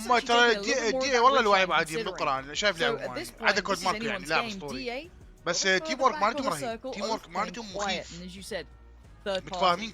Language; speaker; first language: Arabic; native; Arabic